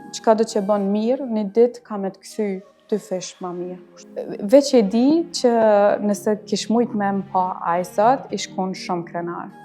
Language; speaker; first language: Albanian; early bilingual, heritage; Albanian